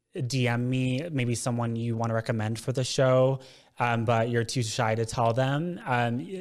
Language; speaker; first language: English; native; English